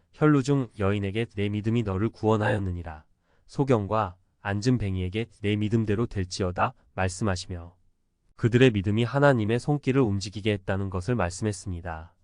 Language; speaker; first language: Korean; native; Korean